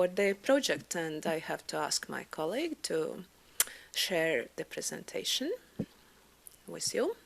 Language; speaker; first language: English; non-native, fluent; Latvian